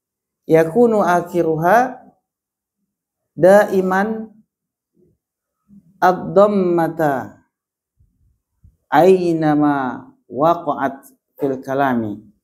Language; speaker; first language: Arabic; non-native, fluent; Indonesian